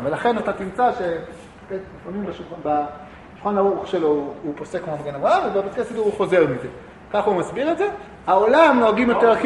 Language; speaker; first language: Hebrew; native; Hebrew